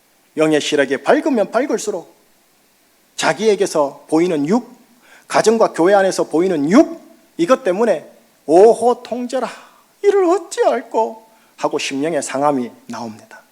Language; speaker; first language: Korean; native; Korean